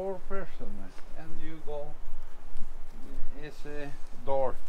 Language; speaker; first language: English; non-native, learner; Norwegian